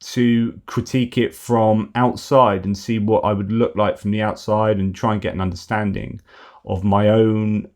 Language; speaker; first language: English; native; English